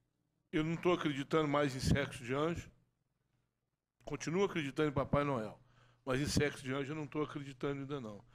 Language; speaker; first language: Portuguese; native; Portuguese